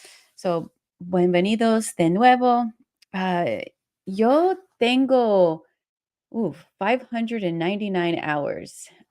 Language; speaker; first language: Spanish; non-native, learner; English